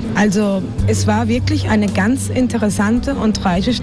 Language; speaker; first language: German; non-native, fluent; Spanish